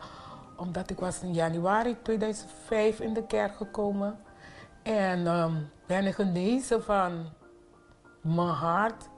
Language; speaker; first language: Dutch; non-native, local second language; Papiamento